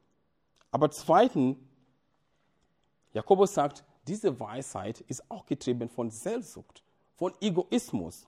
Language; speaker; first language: German; non-native, fluent; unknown